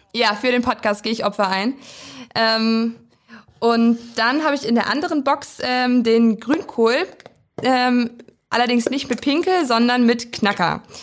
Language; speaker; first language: German; native; German